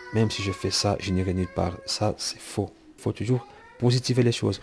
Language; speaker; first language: French; non-native, local second language; Rundi